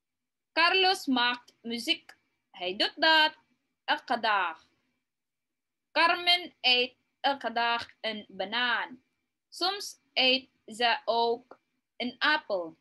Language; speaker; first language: Dutch; non-native, learner; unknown